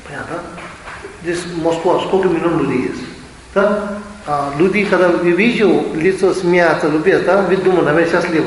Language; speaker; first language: Russian; non-native, learner; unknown